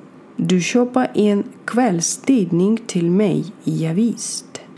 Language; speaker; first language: Swedish; non-native, learner; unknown